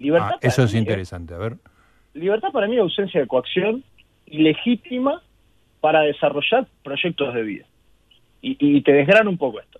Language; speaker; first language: Spanish; native; Spanish